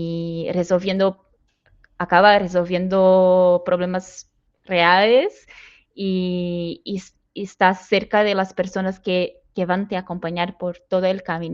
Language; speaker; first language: Spanish; non-native, fluent; Portuguese